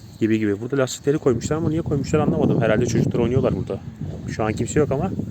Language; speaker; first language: Turkish; native; Turkish